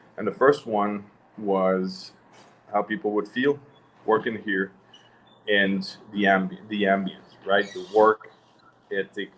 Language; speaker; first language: English; non-native, fluent; French